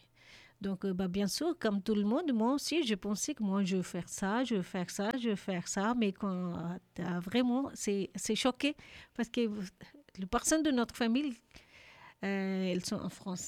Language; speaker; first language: French; non-native, learner; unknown